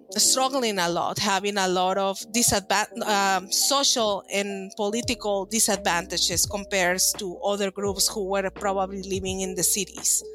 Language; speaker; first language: English; non-native, fluent; Spanish